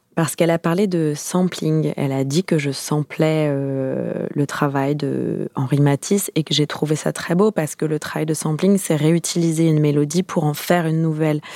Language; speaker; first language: French; native; French